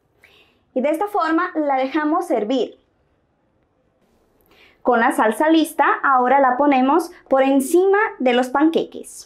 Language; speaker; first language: Spanish; non-native, fluent; Portuguese